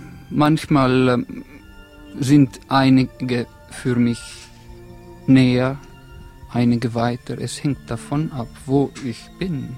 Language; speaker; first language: German; non-native, fluent; Estonian